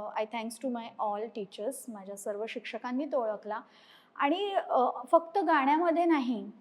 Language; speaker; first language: Marathi; native; Marathi